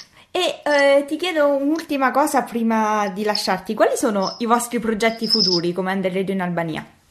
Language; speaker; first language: Italian; native; Italian